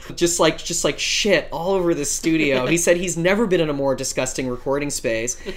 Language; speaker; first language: English; native; English